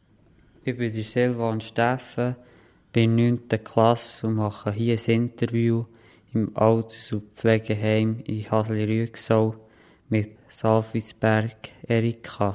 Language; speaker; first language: German; native; German